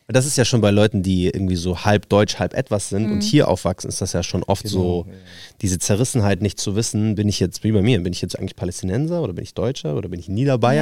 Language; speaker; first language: German; native; German